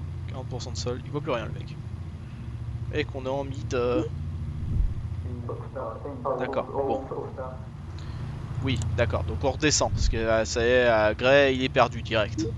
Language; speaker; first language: French; native; French